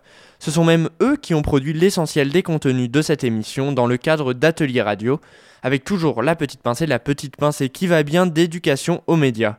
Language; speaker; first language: French; native; French